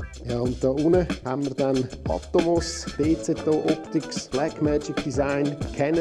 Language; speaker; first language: German; native; German